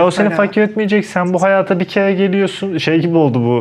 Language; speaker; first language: Turkish; native; Turkish